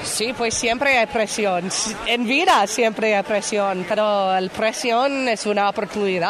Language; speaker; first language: Spanish; non-native, fluent; English